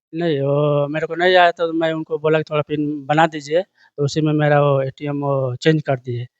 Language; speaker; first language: Hindi; native; Hindi